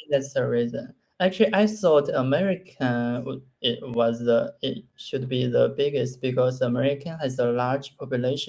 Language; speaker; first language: English; non-native, learner; Chinese